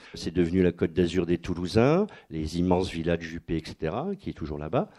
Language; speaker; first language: French; native; French